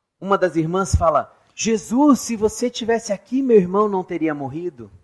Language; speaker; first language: Portuguese; native; Portuguese